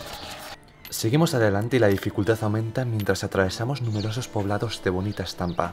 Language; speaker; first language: Spanish; native; Spanish